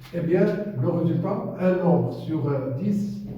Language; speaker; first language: French; non-native, local second language; Arabic